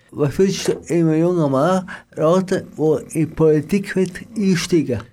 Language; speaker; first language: German; native; German